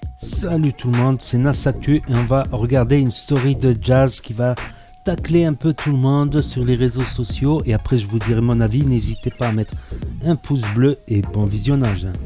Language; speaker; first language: French; native; French